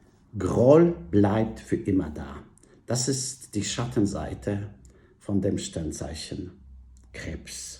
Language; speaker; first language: German; non-native, fluent; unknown